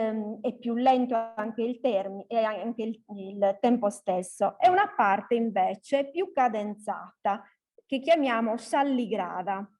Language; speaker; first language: Italian; native; Italian